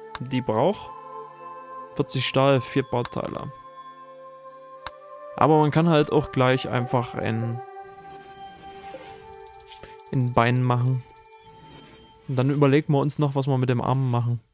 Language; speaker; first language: German; native; German